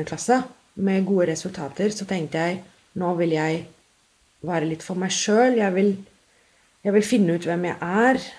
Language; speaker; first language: Norwegian; non-native, fluent; English